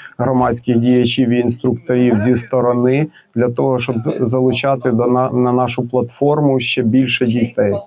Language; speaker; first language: Ukrainian; native; Ukrainian